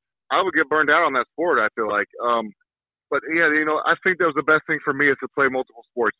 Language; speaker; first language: English; native; English